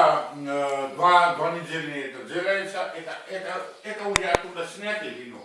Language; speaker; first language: Russian; non-native, fluent; Georgian